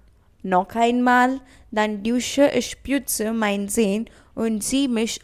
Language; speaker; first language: German; non-native, learner; Hindi